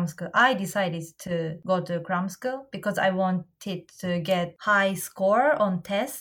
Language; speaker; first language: English; non-native, fluent; Japanese